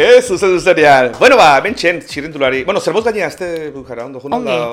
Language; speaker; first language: Basque; native; Basque